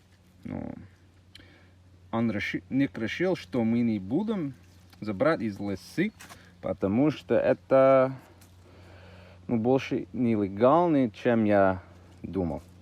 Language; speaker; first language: Russian; non-native, learner; English